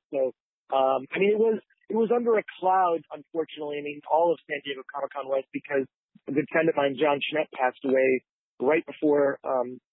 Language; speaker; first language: English; native; English